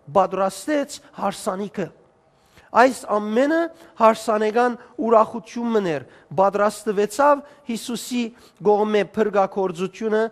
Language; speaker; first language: Armenian; native; Armenian